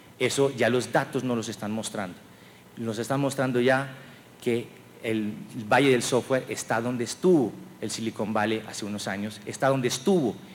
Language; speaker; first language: Spanish; non-native, fluent; French